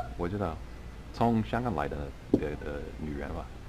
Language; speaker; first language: Chinese; non-native, fluent; English